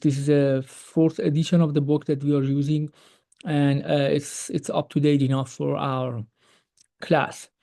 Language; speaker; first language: English; non-native, fluent; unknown